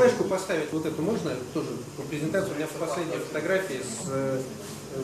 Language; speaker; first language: Russian; native; Russian